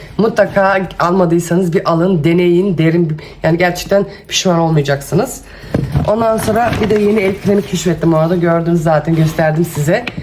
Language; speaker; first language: Turkish; early bilingual, heritage; Turkish